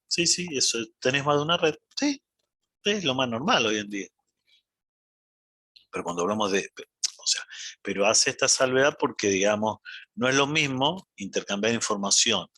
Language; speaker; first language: Spanish; native; Spanish